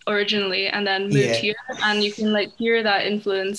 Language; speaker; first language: English; native; English